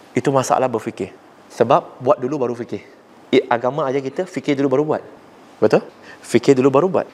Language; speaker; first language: Malay; non-native, local second language; Chinese